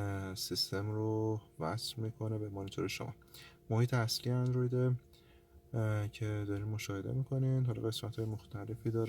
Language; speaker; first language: Persian; native; Persian